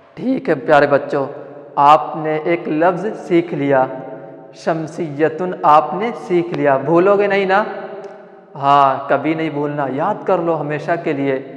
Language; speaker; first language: Urdu; non-native, local second language; Malayalam